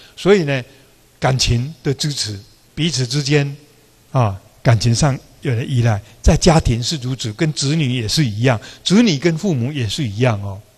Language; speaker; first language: Chinese; non-native, local second language; Min Nan Chinese